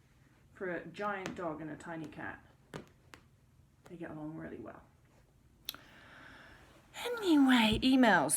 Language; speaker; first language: English; native; English